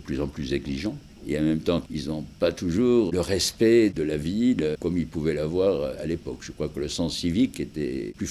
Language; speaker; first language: French; native; French